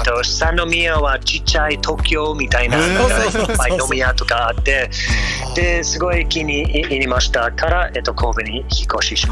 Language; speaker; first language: Japanese; non-native, learner; English